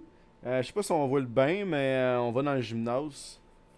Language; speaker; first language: French; native; French